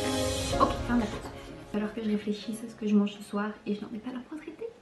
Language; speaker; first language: French; native; French